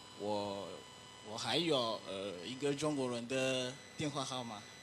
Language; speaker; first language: Chinese; non-native, learner; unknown